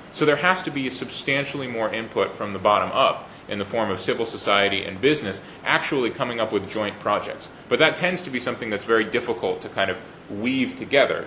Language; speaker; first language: English; native; English